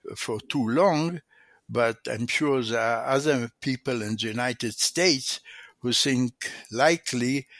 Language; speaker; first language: English; non-native, fluent; Hebrew